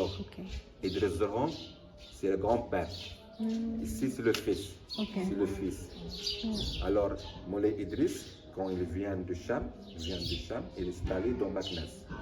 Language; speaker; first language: French; non-native, local second language; Arabic